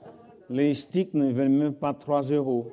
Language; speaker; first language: French; non-native, fluent; Portuguese